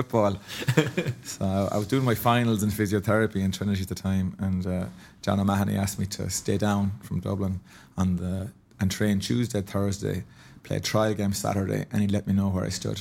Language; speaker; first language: English; native; English